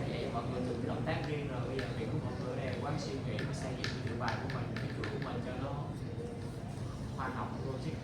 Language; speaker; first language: Vietnamese; native; Vietnamese